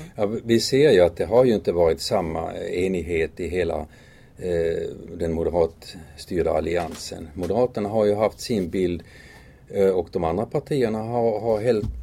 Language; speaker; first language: Swedish; native; Swedish